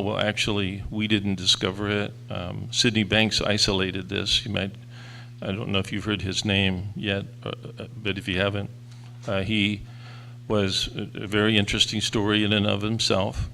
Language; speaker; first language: English; native; English